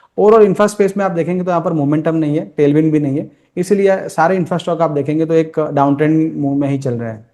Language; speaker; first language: Hindi; non-native, local second language; Gujarati